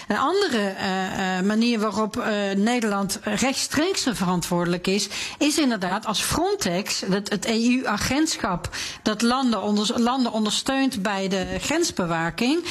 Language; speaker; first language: Dutch; native; Dutch